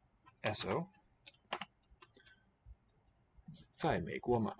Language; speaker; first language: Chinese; non-native, learner; English